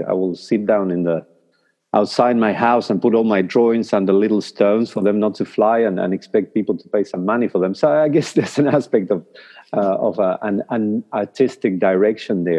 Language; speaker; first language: English; non-native, fluent; Spanish